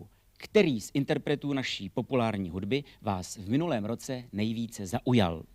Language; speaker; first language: Czech; native; Czech